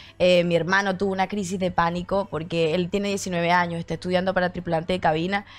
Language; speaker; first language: Spanish; native; Spanish